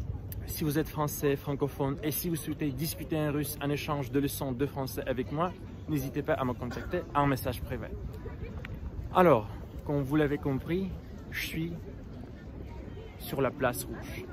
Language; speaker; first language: French; non-native, fluent; Russian